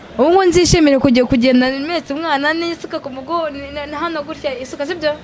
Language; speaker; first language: Kinyarwanda; native; Kinyarwanda